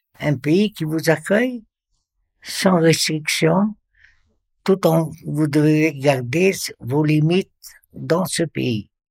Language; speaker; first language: French; non-native, local second language; Arabic